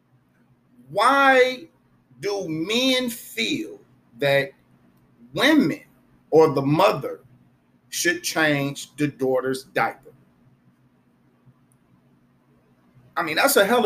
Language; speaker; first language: English; native; English